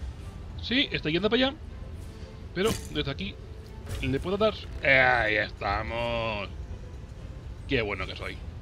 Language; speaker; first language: Spanish; native; Spanish